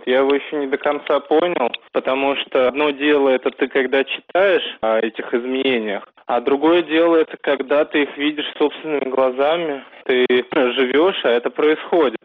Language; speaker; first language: Russian; native; Russian